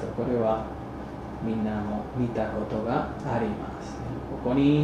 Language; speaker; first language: Japanese; non-native, fluent; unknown